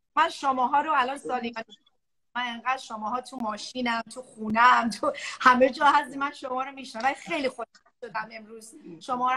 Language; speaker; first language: Persian; early bilingual, heritage; Persian